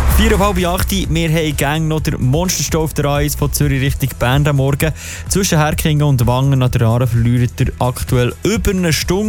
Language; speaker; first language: German; native; German